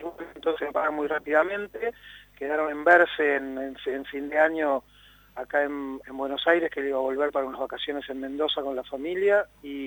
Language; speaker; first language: Spanish; native; Spanish